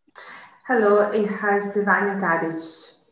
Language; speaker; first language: German; non-native, learner; Serbian